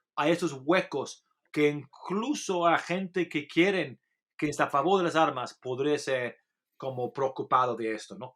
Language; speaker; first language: Spanish; non-native, fluent; English